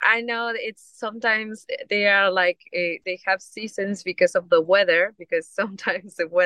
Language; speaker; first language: English; non-native, fluent; Spanish